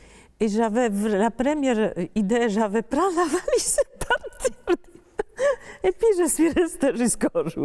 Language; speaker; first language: French; non-native, fluent; Polish